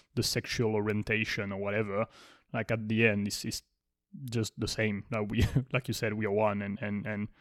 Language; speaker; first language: English; non-native, fluent; Spanish